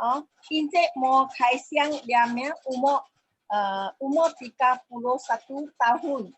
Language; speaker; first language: Indonesian; non-native, local second language; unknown